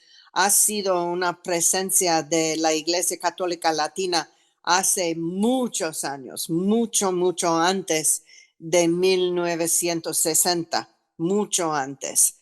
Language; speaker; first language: Spanish; non-native, fluent; English